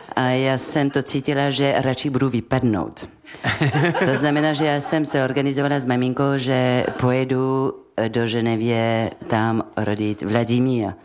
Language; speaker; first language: Czech; non-native, fluent; French